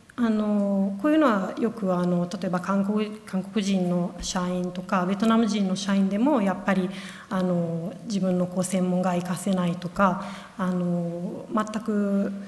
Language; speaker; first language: Japanese; non-native, fluent; Italian